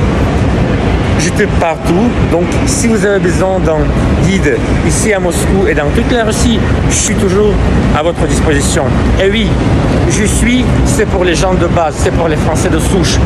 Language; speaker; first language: French; non-native, fluent; Russian